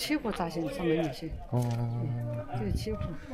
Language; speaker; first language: Chinese; native; Chinese